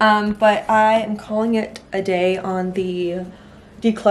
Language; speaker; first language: English; native; English